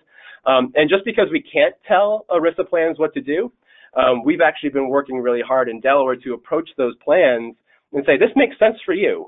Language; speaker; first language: English; native; English